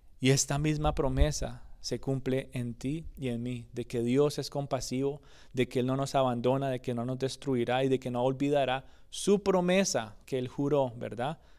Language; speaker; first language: Spanish; early bilingual, other home language; English